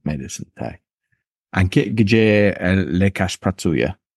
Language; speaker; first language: Polish; non-native, learner; English